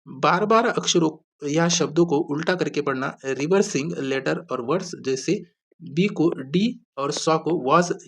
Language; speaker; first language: Hindi; non-native, local second language; Marathi